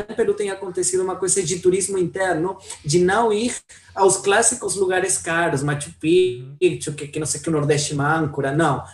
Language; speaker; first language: Portuguese; non-native, fluent; Spanish